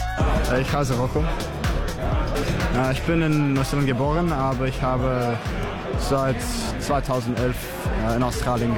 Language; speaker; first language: German; non-native, learner; English